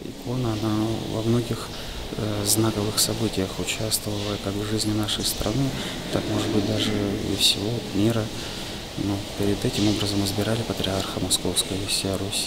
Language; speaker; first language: Russian; native; Russian